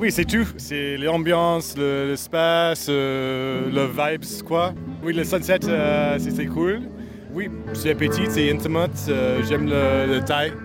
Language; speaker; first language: French; non-native, learner; English